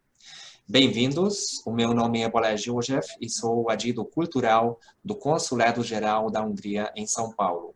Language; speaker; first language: Portuguese; non-native, fluent; Hungarian